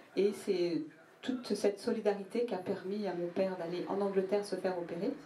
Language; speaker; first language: French; non-native, fluent; Portuguese